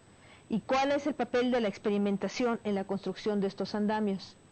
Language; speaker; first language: Spanish; native; Spanish